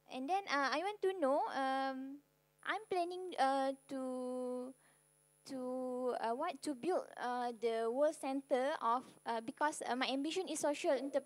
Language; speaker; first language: English; non-native, local second language; Malay